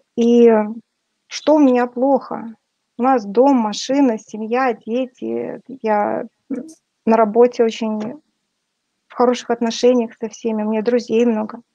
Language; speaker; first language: Russian; native; Russian